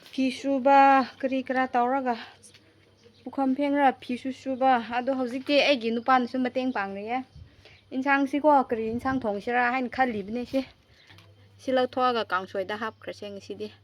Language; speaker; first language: Manipuri; non-native, local second language; Tangkhul Naga (India)